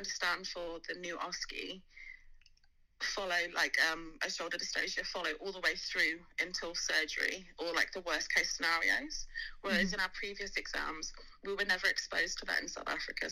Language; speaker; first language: English; native; English